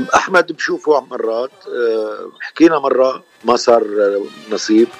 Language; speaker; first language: Arabic; native; Arabic